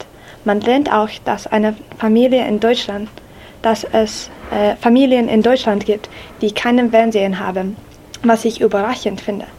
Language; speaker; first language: German; non-native, learner; English